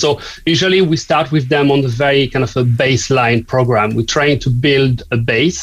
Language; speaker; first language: English; non-native, fluent; French